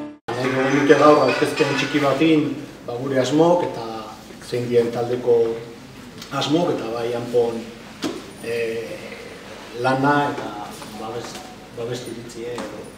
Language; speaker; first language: Basque; native; Basque